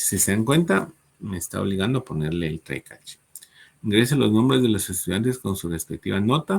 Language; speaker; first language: Spanish; native; Spanish